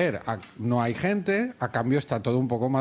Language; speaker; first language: Spanish; native; Spanish